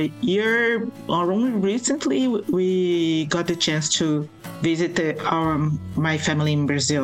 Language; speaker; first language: English; non-native, fluent; Portuguese